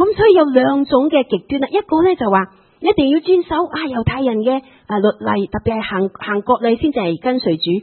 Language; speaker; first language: Chinese; non-native, local second language; Cantonese